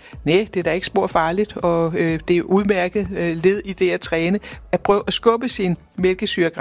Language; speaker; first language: Danish; native; Danish